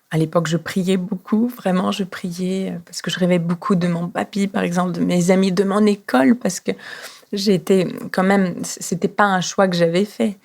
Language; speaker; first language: French; non-native, fluent; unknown